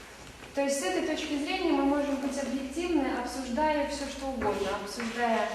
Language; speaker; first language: Russian; native; Russian